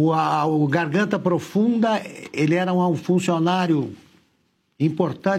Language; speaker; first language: Portuguese; native; Portuguese